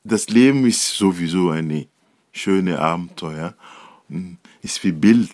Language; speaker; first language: German; non-native, learner; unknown